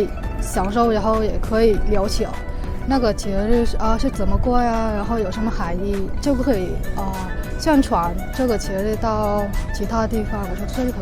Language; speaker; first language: Chinese; non-native, fluent; Vietnamese